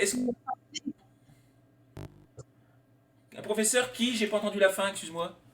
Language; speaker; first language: French; native; French